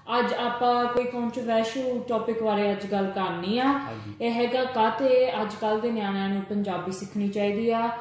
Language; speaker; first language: Punjabi; early bilingual, heritage; Punjabi